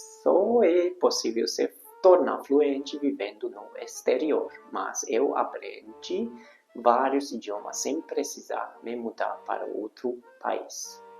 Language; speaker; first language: Portuguese; non-native, fluent; Hungarian